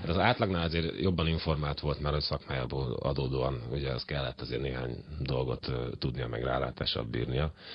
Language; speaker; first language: Hungarian; early bilingual, other home language; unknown